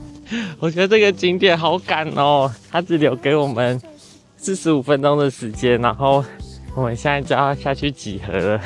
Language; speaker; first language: Chinese; native; Chinese